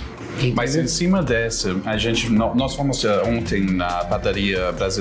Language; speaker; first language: Portuguese; non-native, fluent; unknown